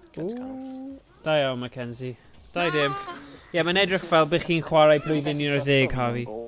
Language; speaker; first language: Welsh; non-native, local second language; English